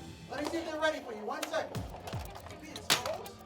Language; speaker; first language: English; native; English